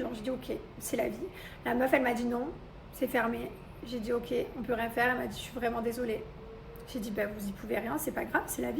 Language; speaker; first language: French; native; French